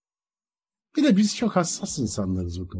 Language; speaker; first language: Turkish; native; Turkish